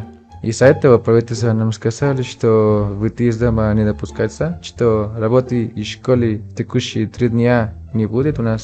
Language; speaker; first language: Russian; non-native, fluent; Spanish